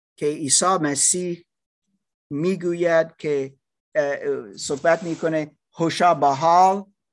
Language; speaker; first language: Persian; non-native, learner; English